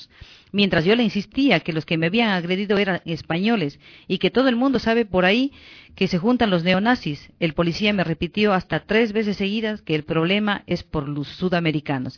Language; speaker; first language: Spanish; native; Spanish